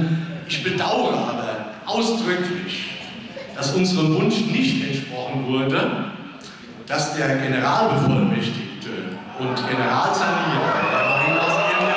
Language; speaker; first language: German; native; German